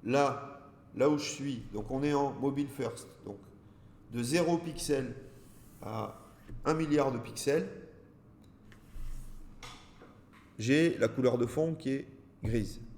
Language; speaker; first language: French; native; French